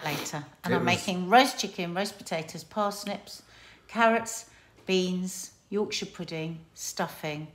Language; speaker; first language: English; native; English